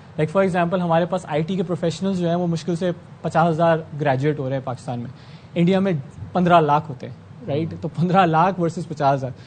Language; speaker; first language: Urdu; native; Urdu